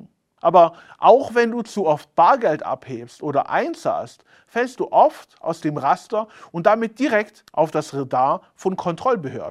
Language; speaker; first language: German; native; German